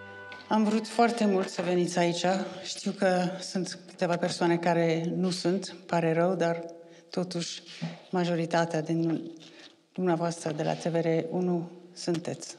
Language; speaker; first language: Romanian; non-native, fluent; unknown